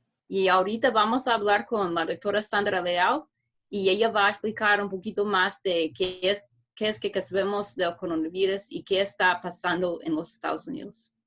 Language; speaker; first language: Spanish; non-native, fluent; English